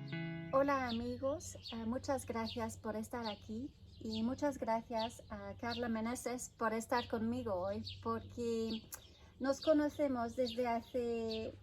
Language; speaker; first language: Spanish; non-native, fluent; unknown